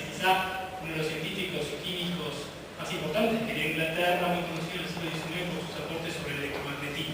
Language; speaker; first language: Spanish; native; Spanish